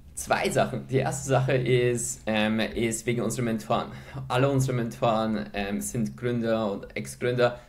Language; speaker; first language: German; early bilingual, other home language; Polish